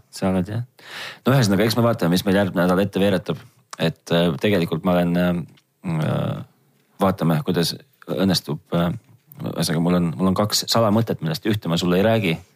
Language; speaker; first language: Estonian; native; Estonian